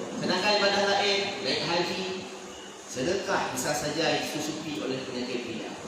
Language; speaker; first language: Malay; non-native, local second language; Achinese